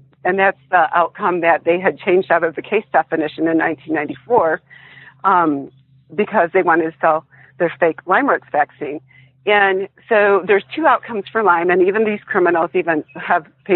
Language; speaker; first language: English; native; English